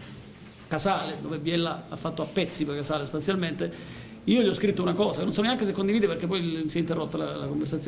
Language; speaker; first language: Italian; native; Italian